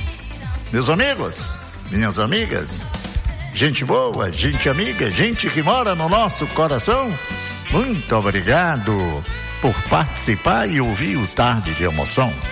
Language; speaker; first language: Portuguese; native; Portuguese